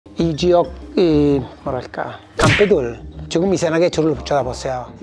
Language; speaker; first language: Korean; non-native, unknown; Italian